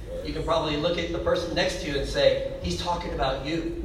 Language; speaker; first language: English; native; English